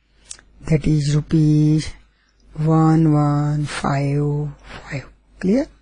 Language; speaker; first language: English; non-native, local second language; Gujarati